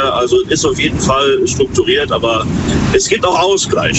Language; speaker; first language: German; native; German